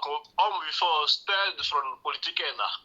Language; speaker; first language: Swedish; non-native, learner; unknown